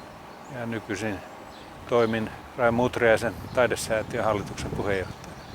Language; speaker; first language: Finnish; native; Finnish